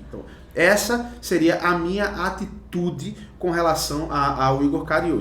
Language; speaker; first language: Portuguese; native; Portuguese